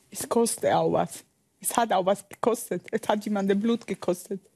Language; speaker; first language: German; non-native, learner; Spanish